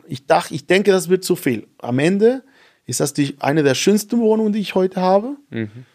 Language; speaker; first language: German; non-native, fluent; Spanish